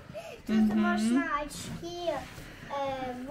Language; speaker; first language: Russian; early bilingual, heritage; Russian